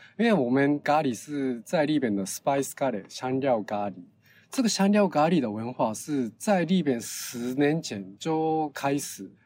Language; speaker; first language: Chinese; non-native, learner; Japanese